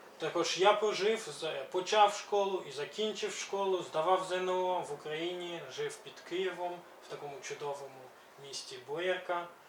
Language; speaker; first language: Ukrainian; early bilingual, other home language; Belarusian